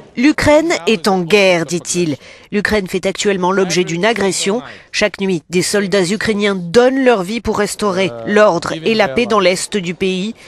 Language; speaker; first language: French; native; French